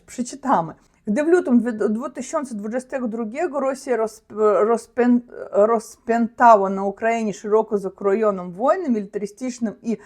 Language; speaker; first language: Polish; non-native, learner; Russian